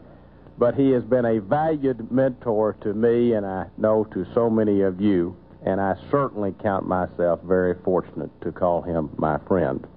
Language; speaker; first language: English; native; English